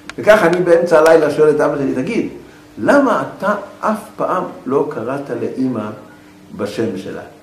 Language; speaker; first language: Hebrew; native; Hebrew